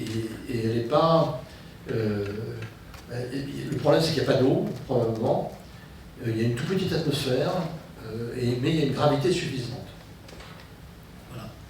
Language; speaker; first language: French; native; French